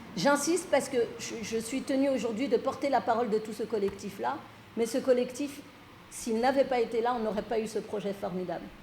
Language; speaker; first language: French; early bilingual, other home language; Fula